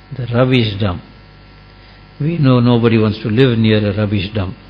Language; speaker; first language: English; native; English